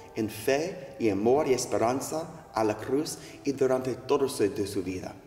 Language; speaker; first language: Spanish; non-native, learner; English